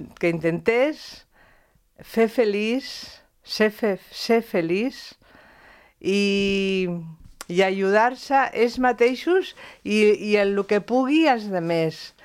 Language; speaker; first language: Catalan; non-native, local second language; Spanish